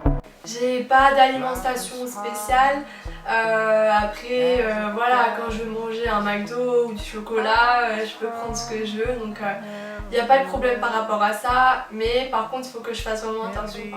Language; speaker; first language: French; native; French